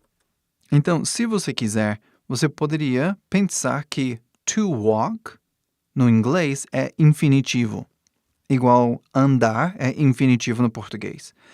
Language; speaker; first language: Portuguese; non-native, fluent; English